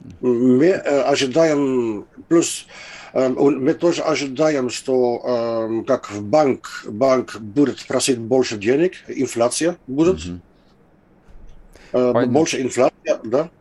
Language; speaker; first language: Russian; non-native, fluent; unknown